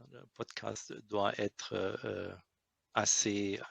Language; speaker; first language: French; non-native, learner; German